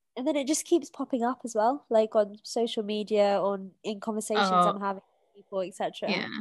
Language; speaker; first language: English; native; English